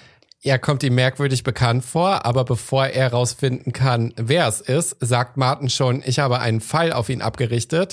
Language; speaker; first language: German; native; German